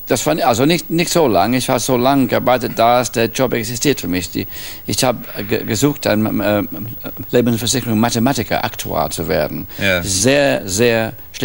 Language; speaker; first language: German; non-native, fluent; English